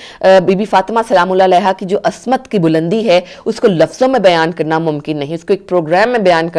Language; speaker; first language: Urdu; native; Urdu